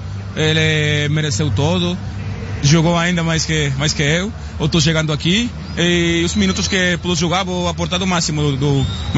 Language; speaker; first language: Portuguese; non-native, learner; Spanish